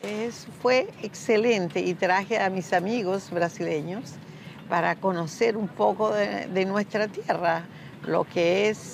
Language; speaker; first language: Spanish; native; Spanish